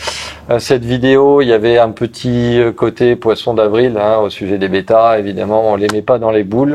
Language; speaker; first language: French; native; French